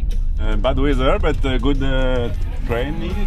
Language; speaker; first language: English; non-native, learner; French